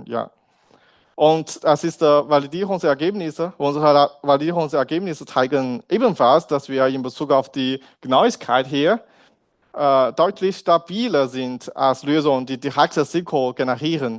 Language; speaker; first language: German; non-native, learner; Chinese